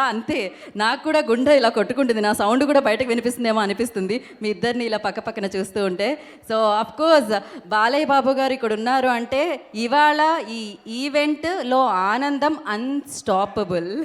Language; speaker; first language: Telugu; native; Telugu